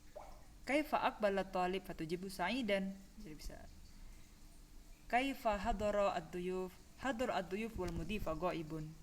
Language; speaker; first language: Arabic; non-native, fluent; Indonesian